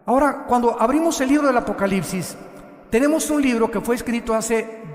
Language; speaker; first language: Spanish; native; Spanish